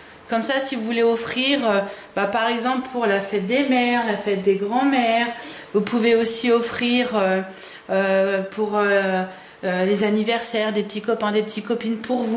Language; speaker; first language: French; native; French